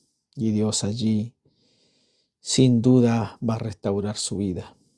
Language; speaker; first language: Spanish; native; Spanish